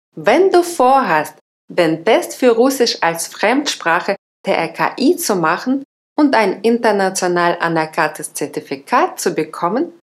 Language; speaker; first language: German; non-native, fluent; Russian